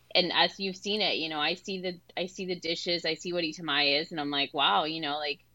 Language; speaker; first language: English; early bilingual, other home language; Spanish